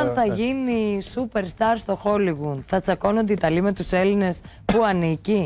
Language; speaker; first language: Greek; native; Greek